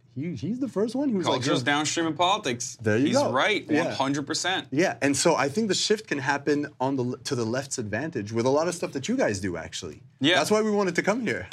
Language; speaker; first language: English; non-native, fluent; Turkish